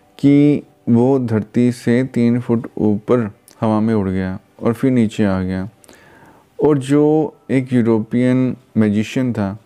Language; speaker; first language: Hindi; non-native, local second language; Punjabi